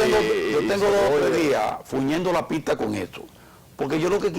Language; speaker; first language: Spanish; native; Spanish